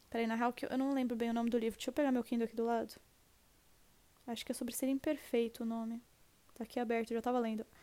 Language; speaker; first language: Portuguese; native; Portuguese